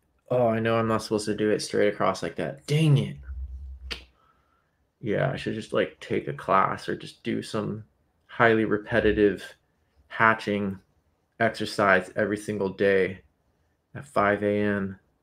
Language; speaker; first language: English; native; English